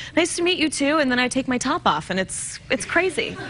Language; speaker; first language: English; native; English